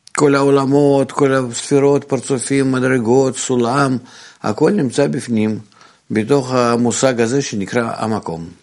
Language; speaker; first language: Hebrew; non-native, fluent; Russian